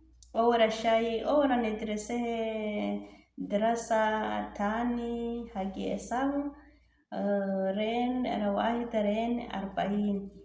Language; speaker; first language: Arabic; non-native, learner; Rundi